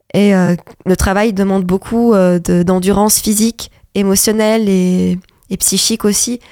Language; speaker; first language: French; non-native, local second language; Arabic